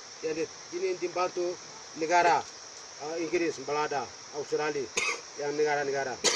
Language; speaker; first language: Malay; non-native, local second language; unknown